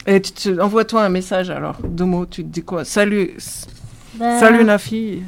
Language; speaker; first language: French; native; French